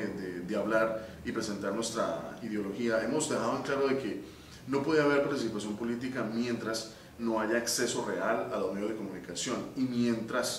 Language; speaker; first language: Spanish; native; Spanish